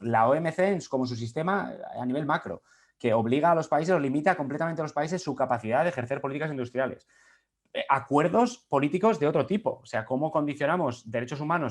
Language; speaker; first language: Spanish; native; Spanish